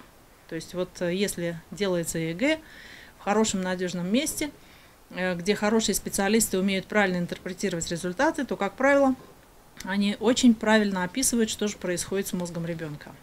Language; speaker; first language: Russian; native; Russian